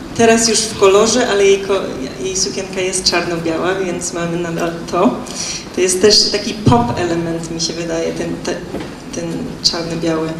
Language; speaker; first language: Polish; early bilingual, heritage; Polish